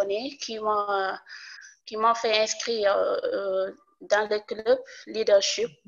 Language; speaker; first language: French; non-native, local second language; Wolof